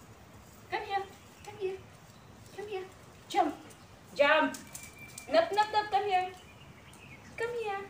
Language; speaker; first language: English; non-native, local second language; Filipino